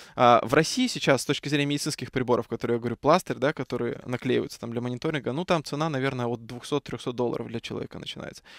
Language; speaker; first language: Russian; native; Russian